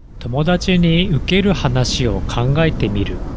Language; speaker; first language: Japanese; native; Japanese